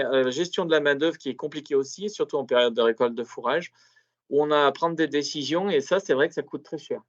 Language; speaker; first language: French; native; French